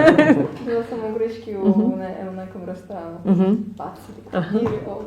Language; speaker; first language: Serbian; non-native, learner; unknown